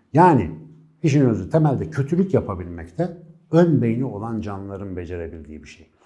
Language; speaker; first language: Turkish; native; Turkish